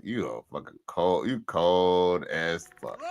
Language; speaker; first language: English; native; English